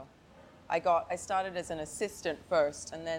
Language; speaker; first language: English; native; English